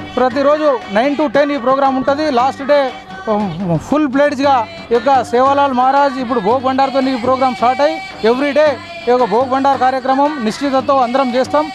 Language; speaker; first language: Telugu; non-native, local second language; Lambadi